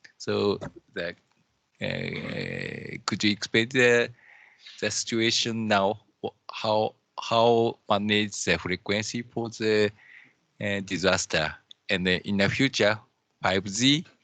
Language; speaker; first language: English; non-native, learner; Japanese